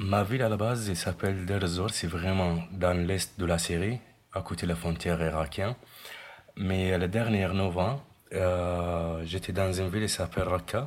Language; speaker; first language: French; non-native, fluent; Arabic